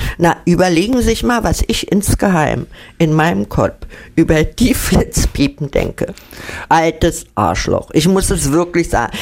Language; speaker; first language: German; native; German